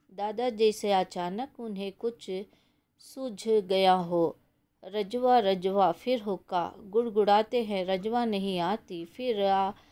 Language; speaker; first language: Hindi; non-native, local second language; Kannada